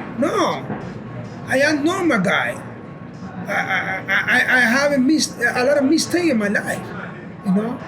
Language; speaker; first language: English; non-native, learner; Spanish